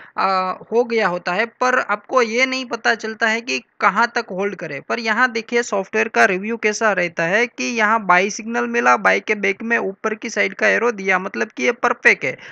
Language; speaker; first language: Hindi; non-native, local second language; Gujarati